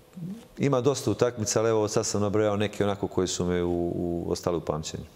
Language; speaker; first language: Serbian; native; Serbian